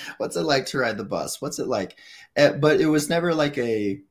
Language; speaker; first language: English; native; English